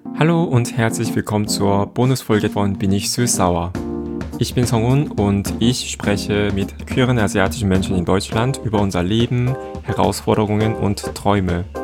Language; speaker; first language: German; non-native, fluent; Korean